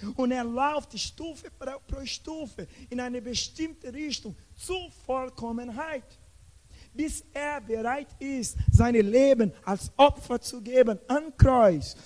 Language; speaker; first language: German; non-native, fluent; Portuguese